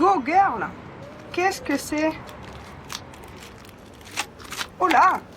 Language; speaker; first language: French; native; French